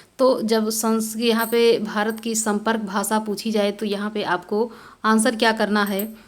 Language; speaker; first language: Hindi; native; Hindi